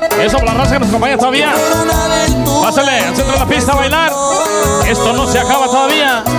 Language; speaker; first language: Spanish; native; Spanish